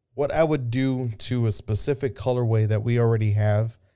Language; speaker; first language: English; native; English